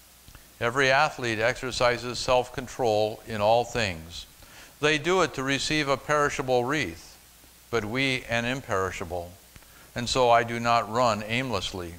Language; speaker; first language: English; native; English